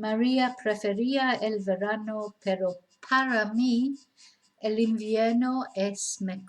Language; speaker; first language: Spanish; non-native, fluent; English